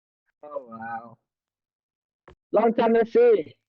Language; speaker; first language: English; non-native, fluent; Indonesian